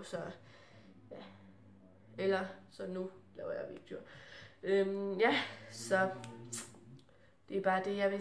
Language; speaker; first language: Danish; early bilingual, heritage; Danish